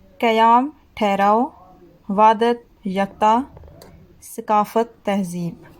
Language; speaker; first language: Urdu; non-native, local second language; Punjabi